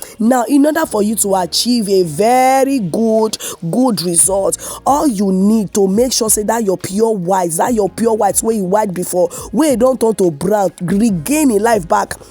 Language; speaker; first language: Nigerian Pidgin; native; Nigerian Pidgin